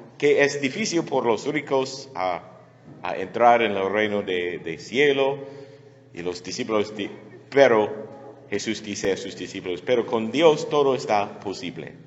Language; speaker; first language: Spanish; non-native, learner; English